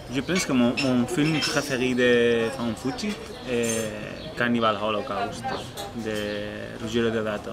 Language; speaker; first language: French; non-native, fluent; Spanish